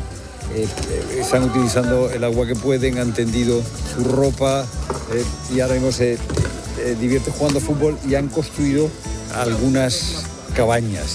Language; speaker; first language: Spanish; native; Spanish